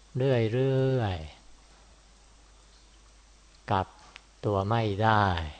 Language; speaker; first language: Thai; non-native, fluent; Japanese